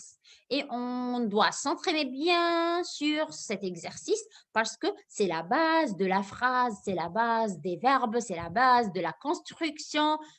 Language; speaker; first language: French; non-native, fluent; Arabic